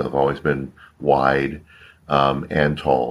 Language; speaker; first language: English; native; English